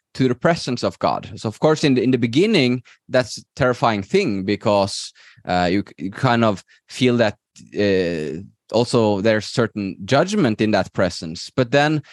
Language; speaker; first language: English; non-native, fluent; Norwegian